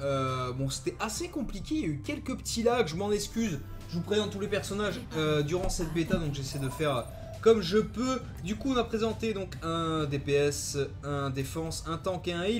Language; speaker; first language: French; native; French